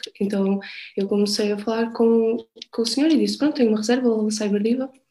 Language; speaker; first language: Portuguese; early bilingual, other home language; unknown